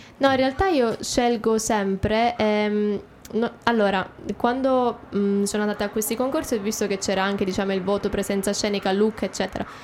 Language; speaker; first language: Italian; native; Italian